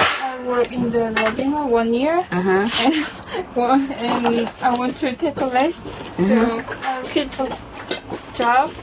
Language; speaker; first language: English; non-native, learner; Korean